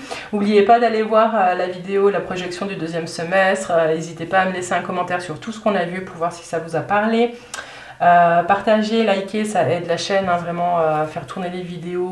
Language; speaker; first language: French; native; French